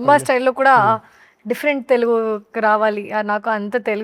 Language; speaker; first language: Telugu; non-native, learner; Hindi